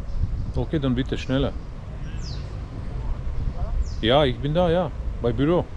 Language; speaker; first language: German; non-native, learner; Latvian